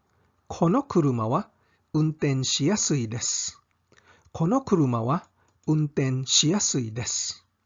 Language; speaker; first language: Japanese; non-native, fluent; English